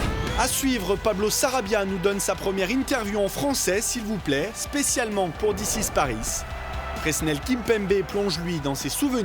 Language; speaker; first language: French; native; French